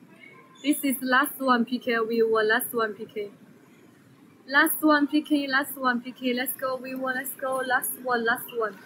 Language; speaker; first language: English; non-native, learner; Chinese